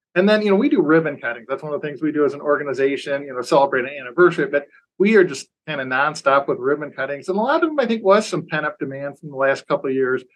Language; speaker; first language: English; native; English